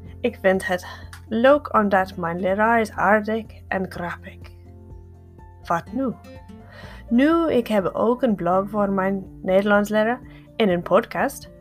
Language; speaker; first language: Dutch; non-native, learner; English